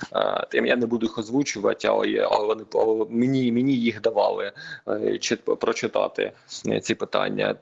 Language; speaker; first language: Ukrainian; non-native, local second language; Russian